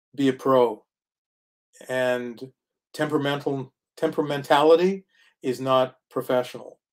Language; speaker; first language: English; native; English